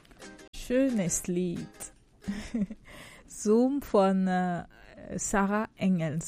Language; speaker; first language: German; non-native, fluent; French